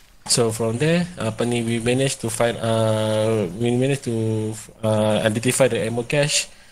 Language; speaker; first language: English; non-native, local second language; Malay